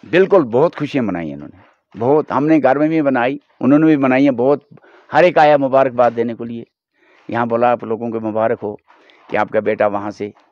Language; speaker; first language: Hindi; non-native, local second language; Kashmiri